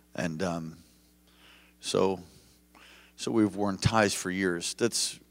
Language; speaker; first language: English; native; English